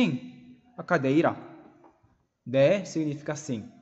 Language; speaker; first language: Portuguese; non-native, learner; Korean